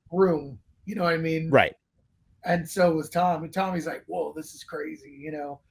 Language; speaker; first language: English; native; English